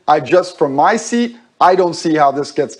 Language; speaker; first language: English; native; English